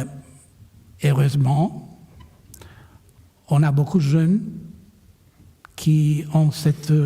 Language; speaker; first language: French; non-native, fluent; Italian